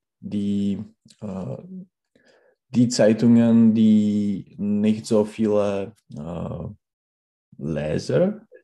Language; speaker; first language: German; non-native, learner; Czech